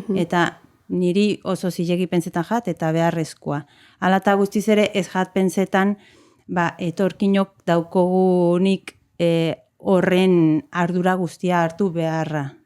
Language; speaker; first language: Basque; non-native, fluent; Spanish